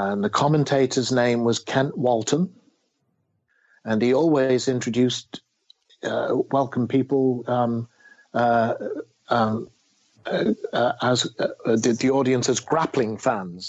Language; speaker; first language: English; native; English